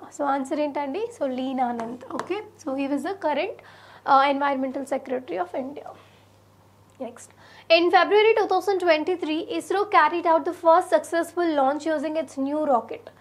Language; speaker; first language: English; non-native, local second language; Telugu